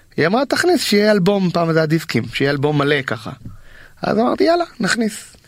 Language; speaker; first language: Hebrew; native; Hebrew